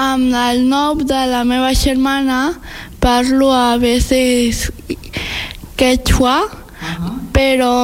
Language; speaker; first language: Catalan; early bilingual, other home language; Spanish